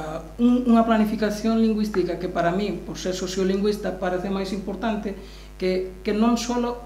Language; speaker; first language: Galician; non-native, learner; Bangla